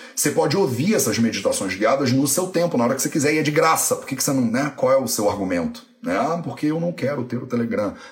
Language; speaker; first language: Portuguese; native; Portuguese